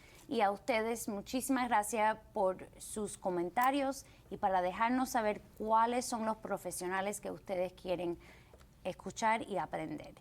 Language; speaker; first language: Spanish; early bilingual, heritage; Spanish